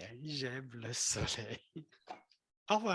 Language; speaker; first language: French; non-native, fluent; English